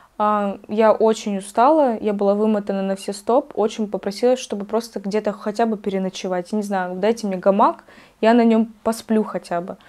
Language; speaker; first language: Russian; native; Russian